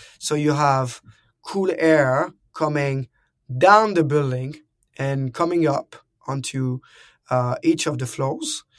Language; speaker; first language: English; non-native, fluent; French